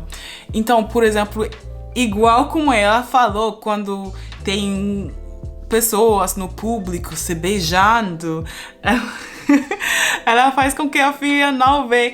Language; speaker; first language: Portuguese; non-native, fluent; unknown